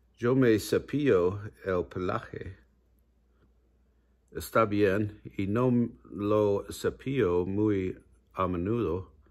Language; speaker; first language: Spanish; non-native, learner; English